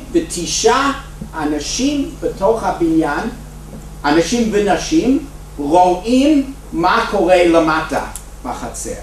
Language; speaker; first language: Hebrew; non-native, fluent; English